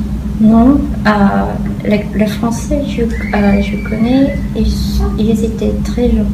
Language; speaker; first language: French; non-native, learner; Korean